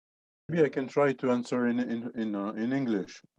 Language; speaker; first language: English; non-native, fluent; French